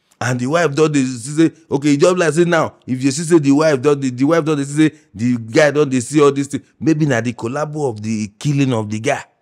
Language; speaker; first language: Nigerian Pidgin; non-native, local second language; Yoruba